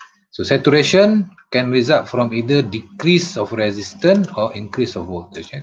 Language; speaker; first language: English; non-native, local second language; Malay